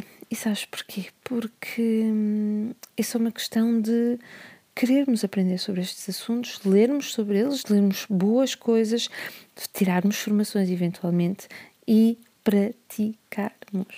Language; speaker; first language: Portuguese; native; Portuguese